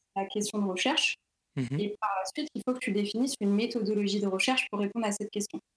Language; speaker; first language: French; native; French